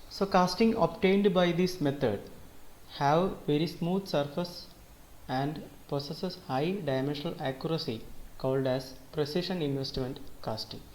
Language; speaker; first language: English; non-native, local second language; Malayalam